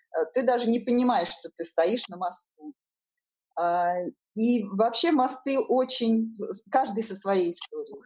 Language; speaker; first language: Russian; native; Russian